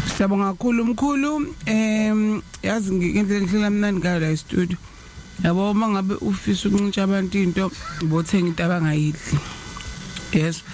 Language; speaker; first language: Zulu; native; Zulu